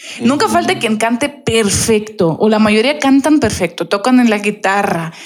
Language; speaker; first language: Spanish; non-native, fluent; Russian